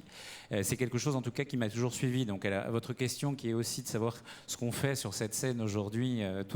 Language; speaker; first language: French; native; French